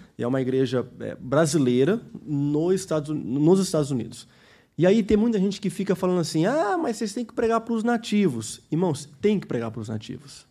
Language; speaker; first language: Portuguese; early bilingual, heritage; Portuguese